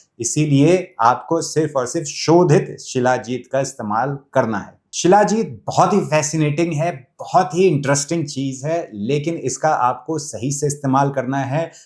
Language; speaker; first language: Hindi; native; Hindi